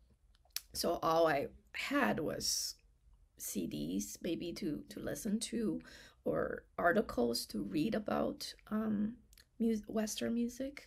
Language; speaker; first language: English; non-native, fluent; Chinese